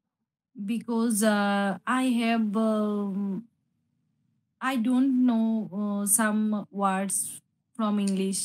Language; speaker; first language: English; non-native, learner; Bangla